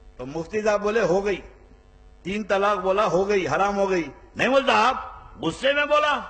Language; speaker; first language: Urdu; native; Urdu